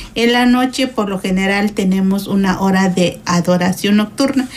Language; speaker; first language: Spanish; native; Spanish